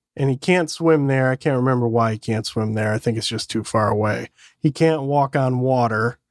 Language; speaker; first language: English; native; English